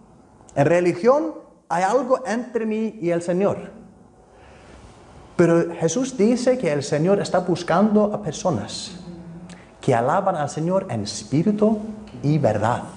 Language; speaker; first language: Spanish; non-native, fluent; Icelandic